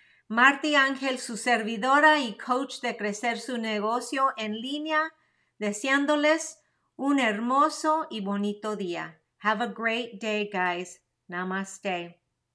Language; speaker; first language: Spanish; early bilingual, heritage; Spanish